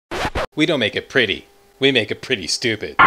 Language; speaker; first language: English; native; English